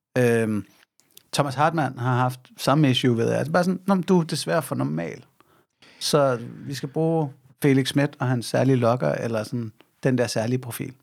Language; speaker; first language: Danish; native; Danish